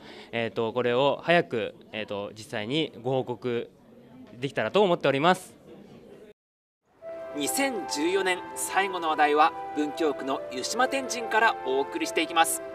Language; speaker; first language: Japanese; native; Japanese